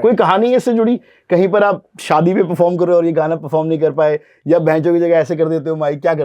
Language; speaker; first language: Hindi; native; Hindi